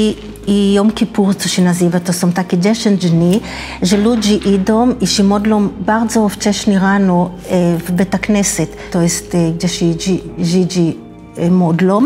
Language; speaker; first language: Polish; early bilingual, heritage; Hebrew